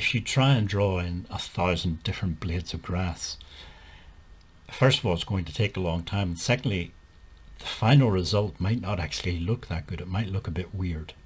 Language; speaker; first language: English; native; English